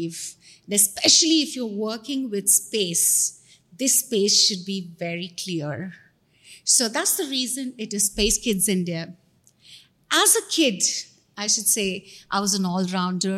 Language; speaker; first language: English; non-native, local second language; Tamil